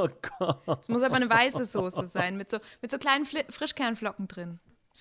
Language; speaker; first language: German; native; German